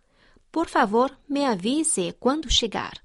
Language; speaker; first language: Portuguese; non-native, fluent; Chinese